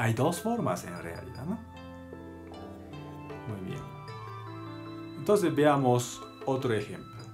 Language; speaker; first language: Spanish; non-native, learner; Japanese